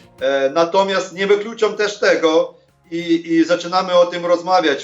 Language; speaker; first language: Polish; non-native, fluent; Ukrainian